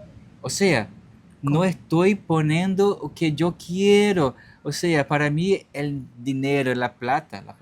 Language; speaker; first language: Spanish; non-native, learner; Portuguese